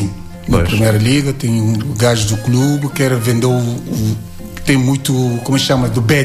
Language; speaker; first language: Portuguese; non-native, learner; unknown